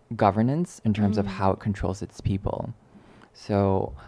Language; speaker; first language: English; early bilingual, other home language; Chinese